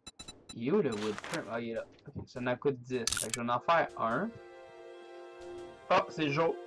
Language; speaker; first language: French; native; French